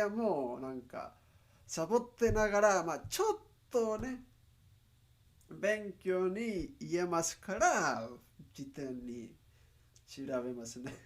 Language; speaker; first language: Japanese; non-native, learner; Spanish